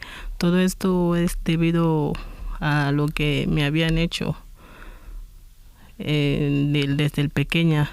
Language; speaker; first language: Spanish; non-native, fluent; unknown